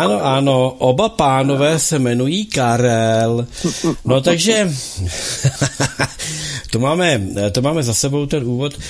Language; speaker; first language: Czech; native; Czech